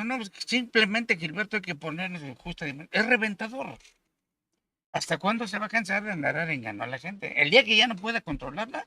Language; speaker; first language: Spanish; native; Spanish